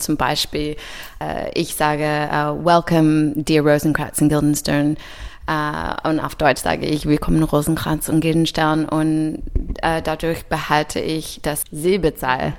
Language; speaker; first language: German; early bilingual, other home language; English